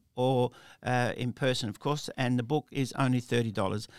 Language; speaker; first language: English; early bilingual, other home language; Italian